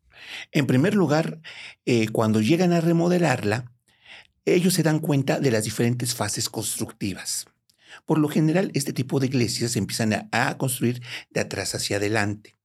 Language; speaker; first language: Spanish; native; Spanish